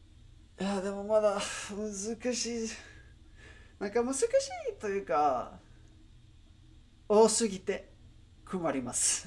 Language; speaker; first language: Japanese; non-native, learner; Spanish